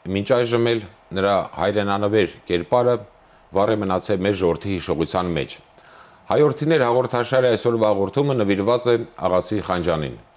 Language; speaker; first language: Armenian; native; Armenian